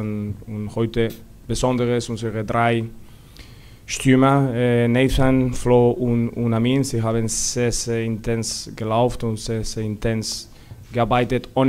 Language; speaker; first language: German; non-native, learner; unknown